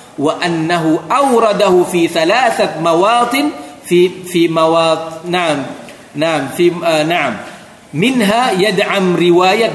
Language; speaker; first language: Arabic; non-native, fluent; Indonesian